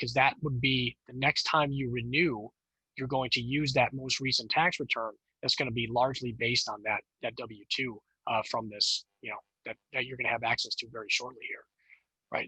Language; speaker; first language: English; native; English